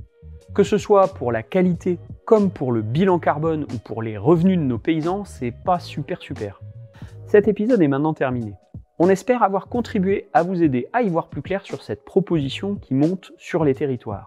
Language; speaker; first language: French; native; French